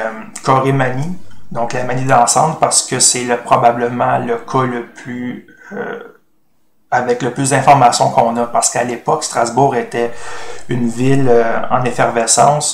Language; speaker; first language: French; native; French